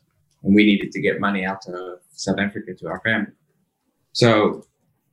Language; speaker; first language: English; native; English